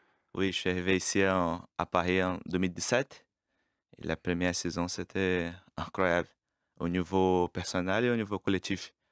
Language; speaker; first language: French; non-native, learner; Portuguese